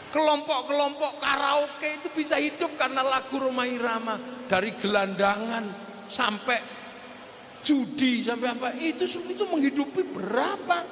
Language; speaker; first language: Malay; non-native, local second language; Javanese